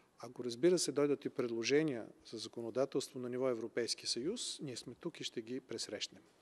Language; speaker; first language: Bulgarian; native; Bulgarian